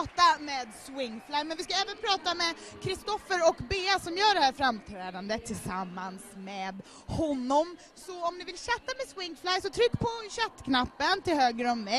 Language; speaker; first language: Swedish; native; Swedish